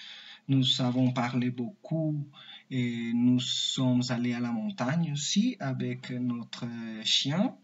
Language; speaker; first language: French; non-native, learner; Spanish